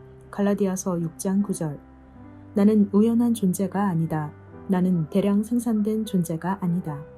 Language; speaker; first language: Korean; native; Korean